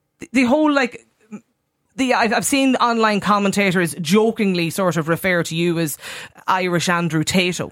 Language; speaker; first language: English; native; English